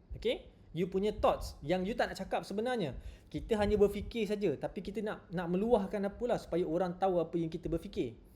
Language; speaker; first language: Malay; native; Malay